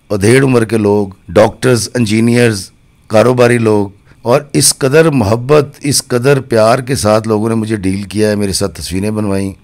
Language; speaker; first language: Urdu; non-native, local second language; Punjabi